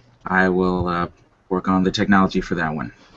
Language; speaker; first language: English; native; English